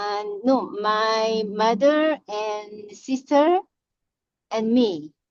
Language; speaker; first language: English; non-native, learner; Korean